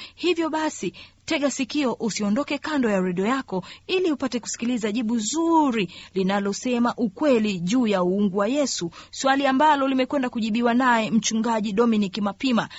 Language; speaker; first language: Swahili; native; Swahili